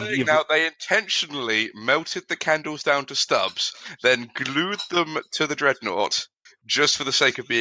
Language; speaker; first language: English; native; English